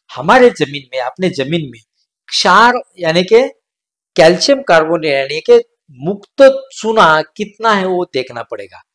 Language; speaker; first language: Hindi; non-native, local second language; Marathi